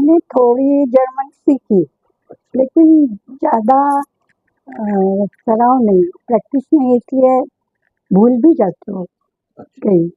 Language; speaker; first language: Hindi; non-native, local second language; Marathi